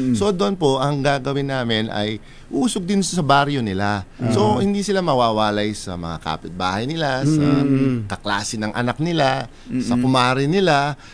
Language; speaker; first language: Filipino; non-native, local second language; Pampanga